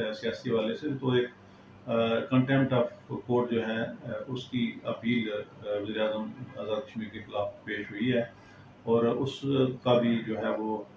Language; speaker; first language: Urdu; non-native, local second language; Pahari-Potwari